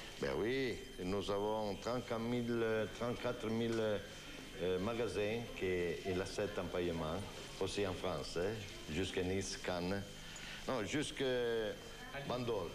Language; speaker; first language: French; non-native, fluent; Italian